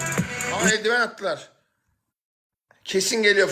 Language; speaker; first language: Turkish; native; Turkish